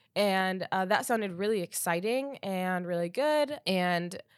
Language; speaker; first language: English; native; English